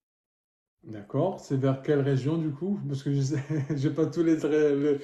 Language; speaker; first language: French; native; French